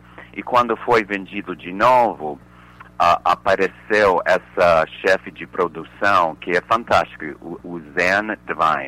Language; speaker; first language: Portuguese; non-native, fluent; English